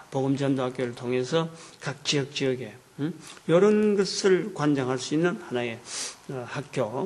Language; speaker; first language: Korean; native; Korean